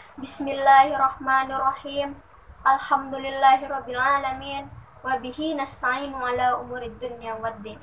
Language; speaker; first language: Arabic; non-native, learner; Indonesian